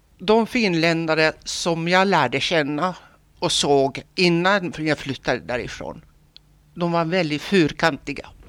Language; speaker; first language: Swedish; non-native, local second language; Finnish